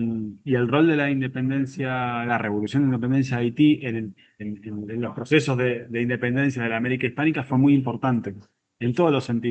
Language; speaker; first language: Spanish; native; Spanish